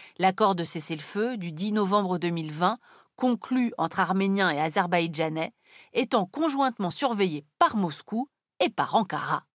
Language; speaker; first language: French; native; French